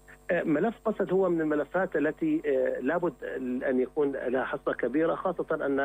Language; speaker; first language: Arabic; native; Arabic